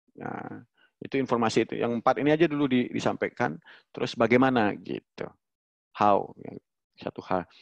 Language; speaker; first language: Indonesian; native; Indonesian